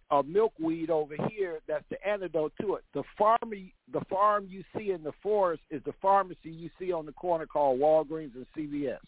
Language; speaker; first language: English; native; English